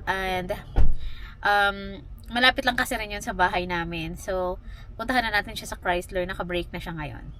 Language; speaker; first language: Filipino; native; Filipino